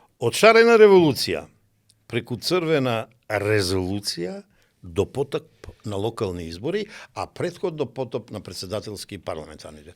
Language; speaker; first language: Macedonian; native; Macedonian